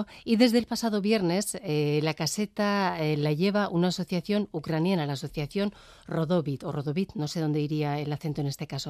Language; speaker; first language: Spanish; native; Spanish